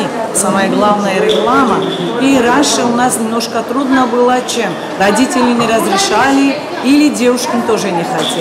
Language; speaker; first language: Russian; non-native, learner; Georgian